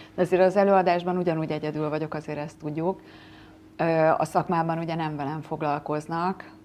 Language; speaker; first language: Hungarian; native; Hungarian